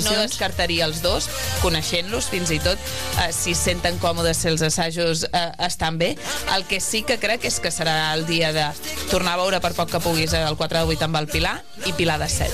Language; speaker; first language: Catalan; native; Catalan